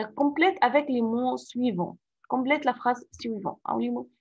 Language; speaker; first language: French; non-native, fluent; Arabic